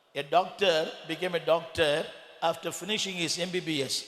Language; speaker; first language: English; non-native, local second language; Tamil